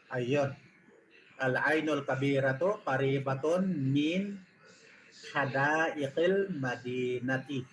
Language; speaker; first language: Arabic; non-native, fluent; Filipino